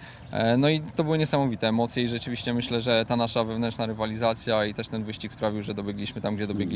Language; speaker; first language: Polish; native; Polish